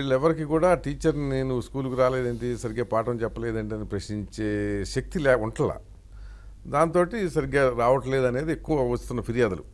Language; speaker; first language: Telugu; native; Telugu